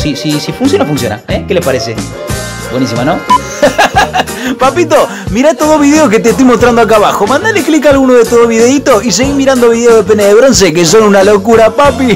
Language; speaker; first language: Spanish; native; Spanish